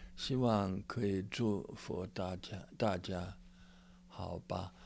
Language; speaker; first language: Chinese; non-native, fluent; English